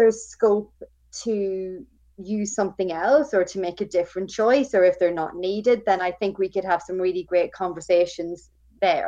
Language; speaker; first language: English; native; English